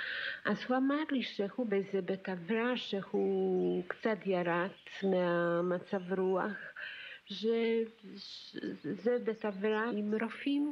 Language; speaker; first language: Hebrew; non-native, fluent; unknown